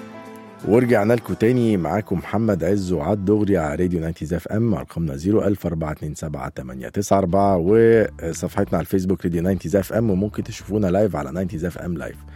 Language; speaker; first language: Arabic; native; Arabic